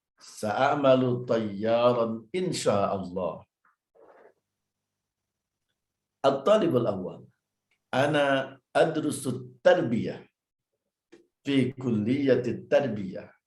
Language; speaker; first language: Arabic; non-native, fluent; Indonesian